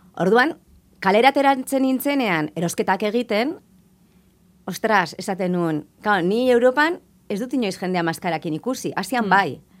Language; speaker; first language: Basque; native; Basque